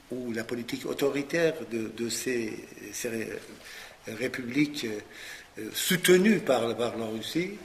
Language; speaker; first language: French; non-native, fluent; Persian